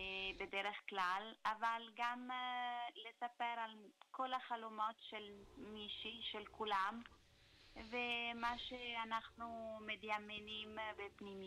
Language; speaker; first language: Hebrew; non-native, learner; Italian